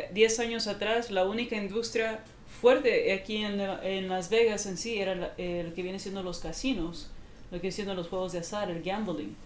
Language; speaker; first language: Spanish; native; Spanish